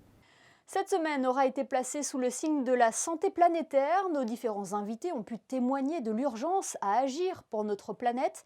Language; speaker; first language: French; native; French